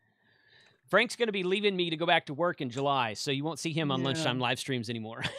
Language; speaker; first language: English; native; English